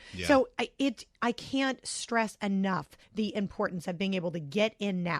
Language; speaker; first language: English; native; English